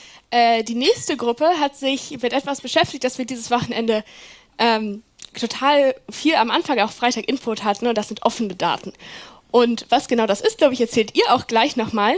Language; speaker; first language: German; native; German